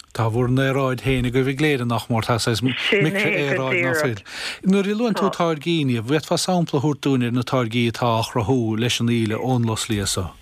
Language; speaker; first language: Irish; native; Irish